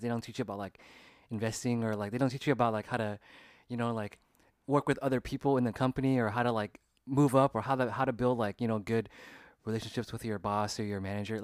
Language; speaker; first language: English; early bilingual, other home language; Vietnamese